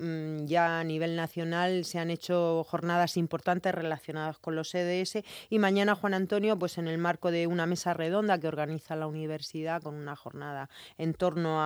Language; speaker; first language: Spanish; native; Spanish